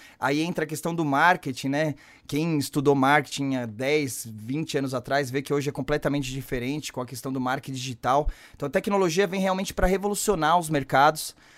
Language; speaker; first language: Portuguese; native; Portuguese